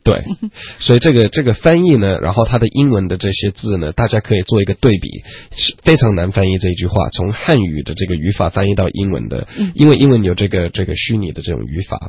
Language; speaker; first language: Chinese; native; Chinese